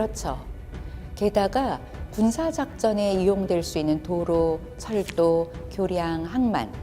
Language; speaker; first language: Korean; native; Korean